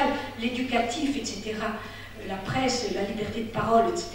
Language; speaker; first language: French; native; French